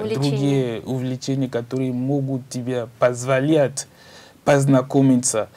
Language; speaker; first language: Russian; non-native, learner; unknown